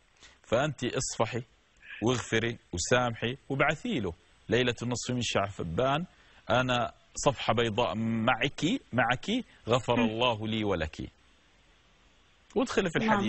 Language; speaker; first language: Arabic; native; Arabic